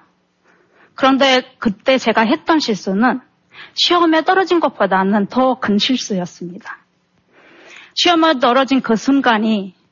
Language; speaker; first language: Korean; non-native, fluent; Turkmen